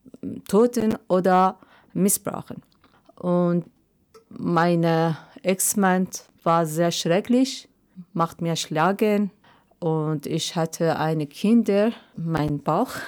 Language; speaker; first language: German; non-native, learner; Persian